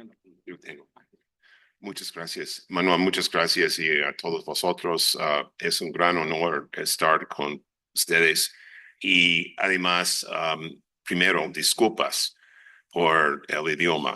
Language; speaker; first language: Spanish; non-native, fluent; English